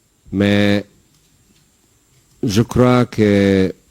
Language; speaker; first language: French; non-native, learner; Bosnian